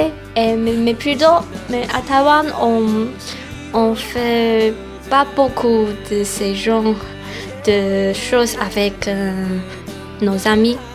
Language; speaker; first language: French; non-native, learner; Chinese